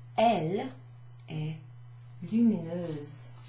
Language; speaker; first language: French; non-native, fluent; English